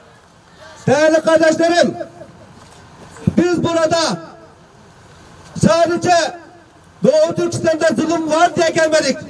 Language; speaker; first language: Turkish; non-native, fluent; Uyghur